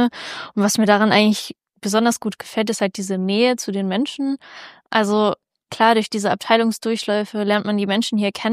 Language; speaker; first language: German; native; German